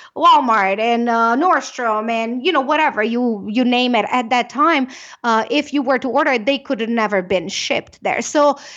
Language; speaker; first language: English; non-native, fluent; Romanian